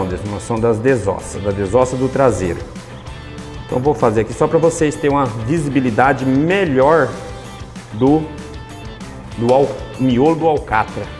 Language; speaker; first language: Portuguese; native; Portuguese